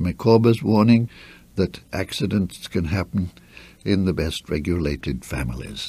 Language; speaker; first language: English; native; English